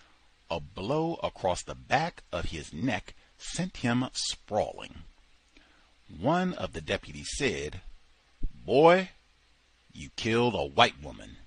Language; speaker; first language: English; native; English